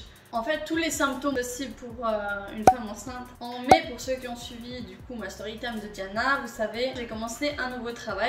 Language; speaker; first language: French; native; French